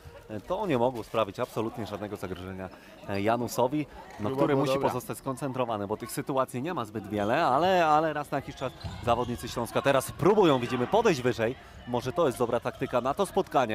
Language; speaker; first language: Polish; native; Polish